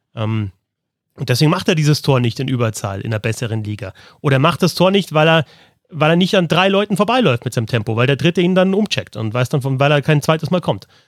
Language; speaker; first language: German; native; German